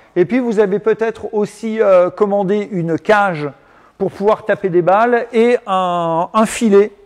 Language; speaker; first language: French; native; French